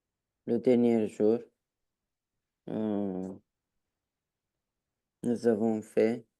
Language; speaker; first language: French; non-native, learner; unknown